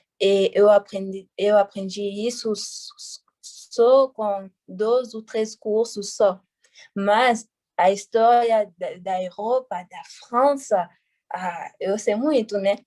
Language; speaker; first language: Portuguese; non-native, fluent; French